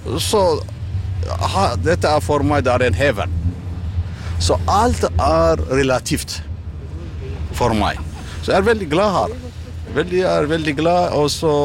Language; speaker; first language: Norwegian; non-native, learner; Tigrinya